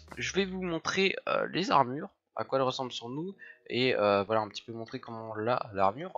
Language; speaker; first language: French; native; French